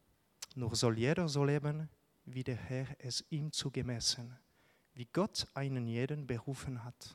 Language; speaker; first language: German; non-native, local second language; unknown